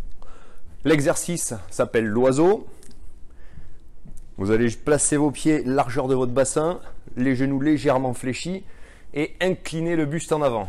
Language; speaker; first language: French; native; French